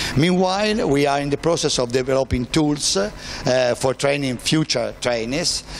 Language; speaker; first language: English; non-native, fluent; Italian